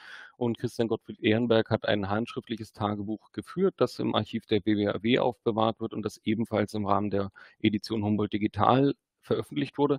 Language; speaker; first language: German; native; German